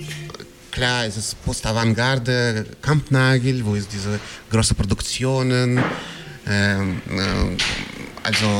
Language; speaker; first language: German; non-native, fluent; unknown